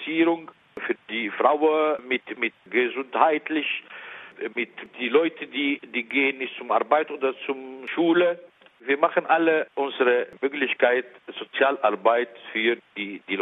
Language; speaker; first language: German; non-native, learner; Arabic